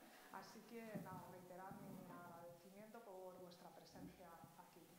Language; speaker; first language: Spanish; native; Spanish